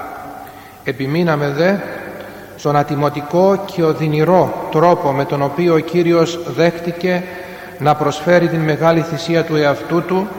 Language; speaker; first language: Greek; native; Greek